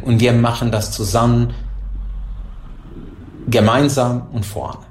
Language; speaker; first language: German; non-native, fluent; Hungarian